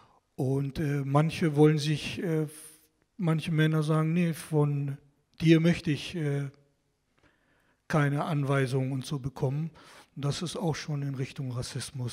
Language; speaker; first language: German; non-native, fluent; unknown